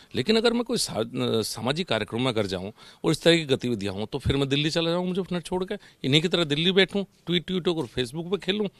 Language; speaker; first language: Hindi; native; Hindi